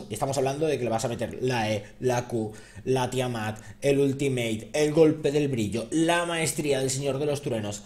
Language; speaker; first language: Spanish; native; Spanish